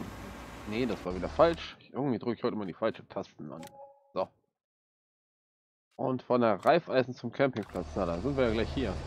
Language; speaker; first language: German; native; German